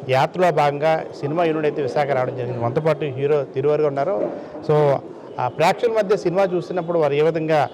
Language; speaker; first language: Telugu; native; Telugu